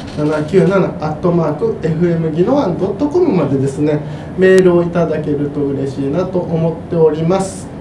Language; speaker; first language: Japanese; native; Japanese